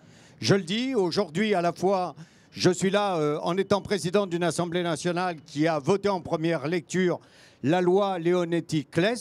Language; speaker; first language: French; native; French